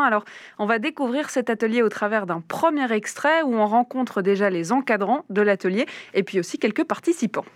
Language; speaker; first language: French; native; French